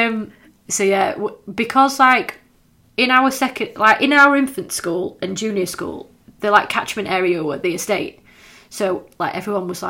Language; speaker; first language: English; native; English